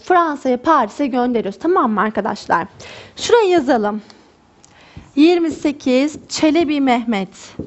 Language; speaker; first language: Turkish; native; Turkish